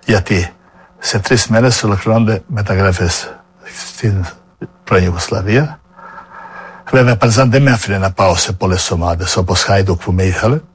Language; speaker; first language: Greek; non-native, fluent; Serbian